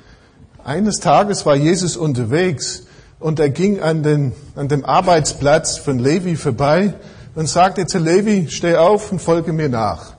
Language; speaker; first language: German; non-native, fluent; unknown